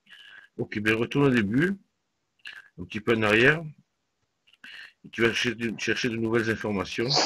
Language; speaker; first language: French; native; French